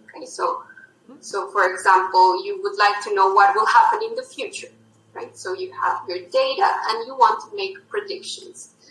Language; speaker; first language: English; non-native, fluent; Spanish